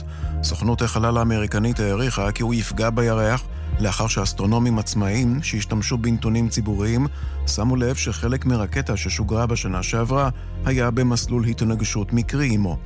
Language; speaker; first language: Hebrew; native; Hebrew